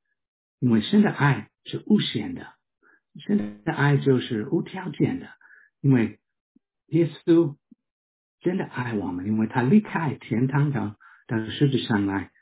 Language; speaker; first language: Chinese; non-native, fluent; English